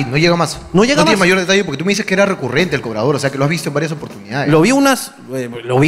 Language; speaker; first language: Spanish; native; Spanish